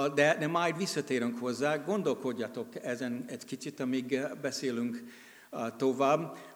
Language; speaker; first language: Hungarian; non-native, fluent; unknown